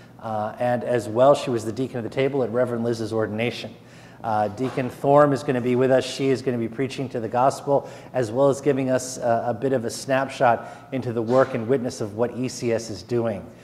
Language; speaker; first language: English; native; English